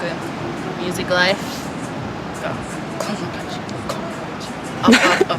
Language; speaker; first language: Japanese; non-native, fluent; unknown